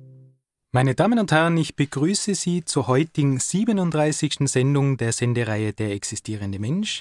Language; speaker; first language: German; native; German